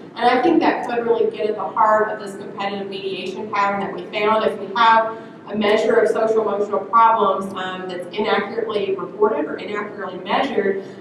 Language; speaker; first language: English; native; English